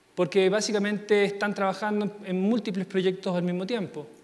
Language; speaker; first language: Spanish; native; Spanish